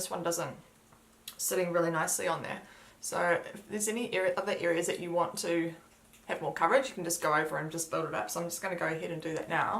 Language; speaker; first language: English; native; English